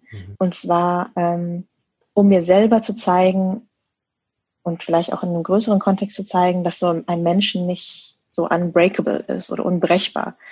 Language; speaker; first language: German; early bilingual, other home language; Vietnamese